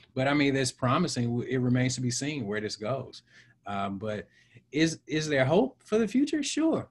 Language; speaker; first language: English; native; English